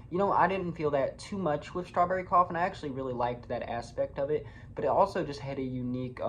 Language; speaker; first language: English; native; English